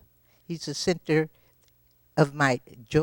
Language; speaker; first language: English; native; English